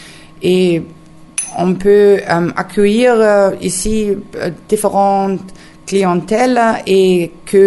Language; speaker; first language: French; non-native, learner; German